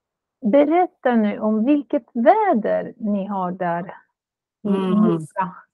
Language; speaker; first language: Swedish; non-native, fluent; Russian